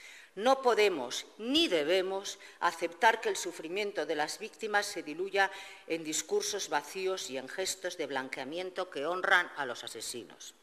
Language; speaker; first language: Spanish; native; Spanish